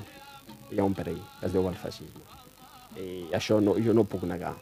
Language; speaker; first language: Catalan; non-native, fluent; Riffian